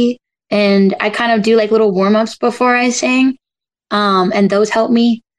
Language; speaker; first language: English; native; English